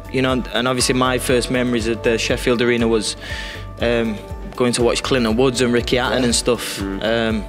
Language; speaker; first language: English; native; English